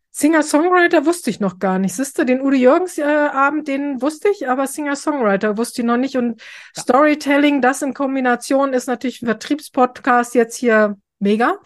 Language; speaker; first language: German; native; German